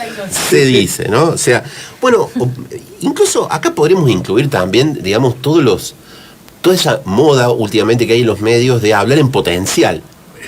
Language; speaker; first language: Spanish; native; Spanish